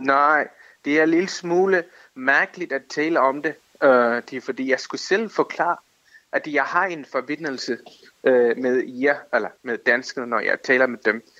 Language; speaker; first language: Danish; non-native, fluent; Tamil